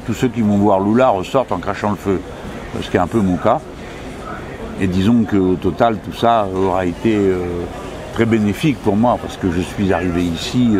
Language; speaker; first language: French; native; French